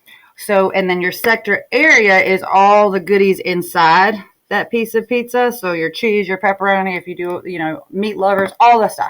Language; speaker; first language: English; native; English